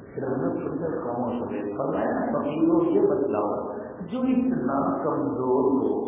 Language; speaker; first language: Urdu; native; Urdu